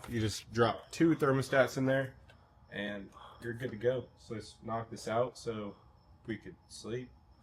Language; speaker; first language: English; native; English